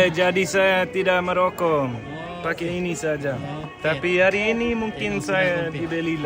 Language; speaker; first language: Indonesian; non-native, learner; English